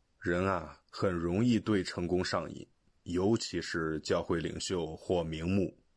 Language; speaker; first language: Chinese; non-native, fluent; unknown